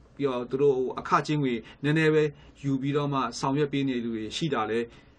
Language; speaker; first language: Burmese; native; Burmese